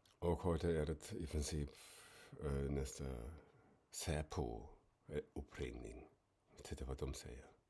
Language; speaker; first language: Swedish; non-native, fluent; German